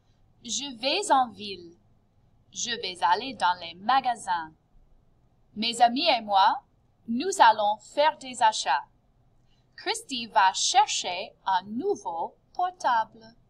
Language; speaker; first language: French; non-native, fluent; English